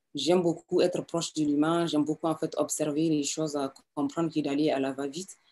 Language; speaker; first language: French; non-native, local second language; Hausa